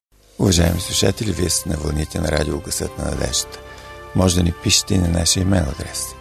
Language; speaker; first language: Bulgarian; native; Bulgarian